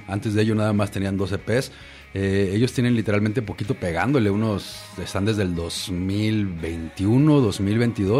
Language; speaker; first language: Spanish; native; Spanish